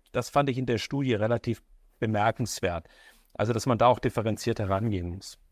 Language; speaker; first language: German; native; German